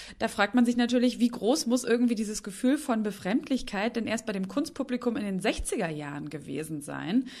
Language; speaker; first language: German; native; German